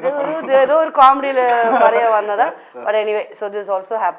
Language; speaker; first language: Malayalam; non-native, local second language; Tamil